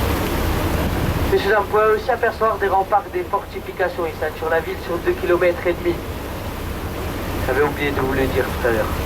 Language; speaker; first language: French; native; French